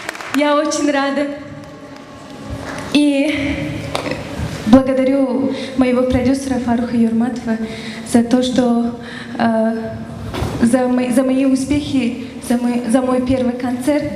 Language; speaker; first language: Russian; non-native, local second language; Tajik